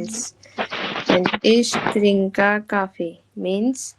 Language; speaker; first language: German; non-native, fluent; Hindi